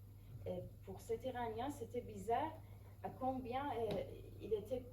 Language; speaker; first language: French; non-native, fluent; Persian